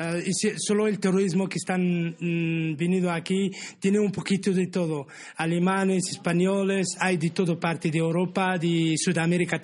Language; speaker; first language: Spanish; non-native, learner; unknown